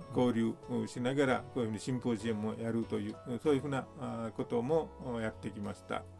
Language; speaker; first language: Japanese; non-native, fluent; Sinhala